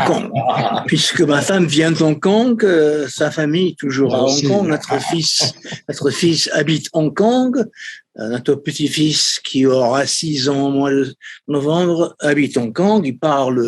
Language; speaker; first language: French; non-native, fluent; English